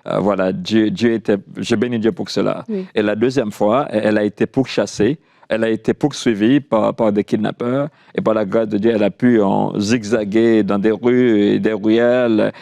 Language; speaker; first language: French; non-native, local second language; Haitian Creole